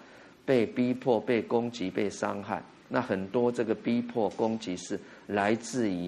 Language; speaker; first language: Chinese; native; Chinese